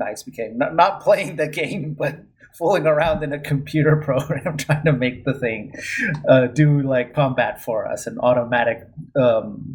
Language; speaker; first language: English; non-native, fluent; Spanish